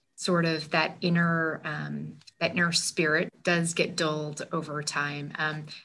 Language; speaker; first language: English; native; English